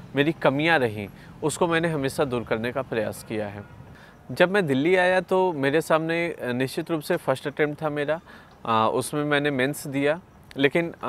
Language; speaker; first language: Hindi; native; Hindi